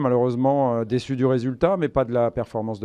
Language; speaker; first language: French; native; French